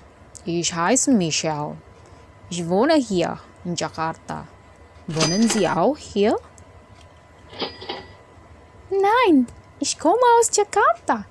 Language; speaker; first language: German; non-native, learner; Indonesian